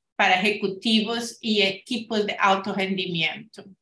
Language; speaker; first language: Spanish; non-native, fluent; Portuguese